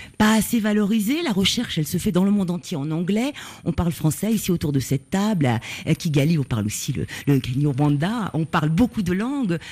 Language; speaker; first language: French; native; French